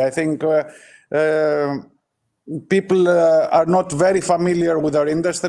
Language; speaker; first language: English; non-native, fluent; Greek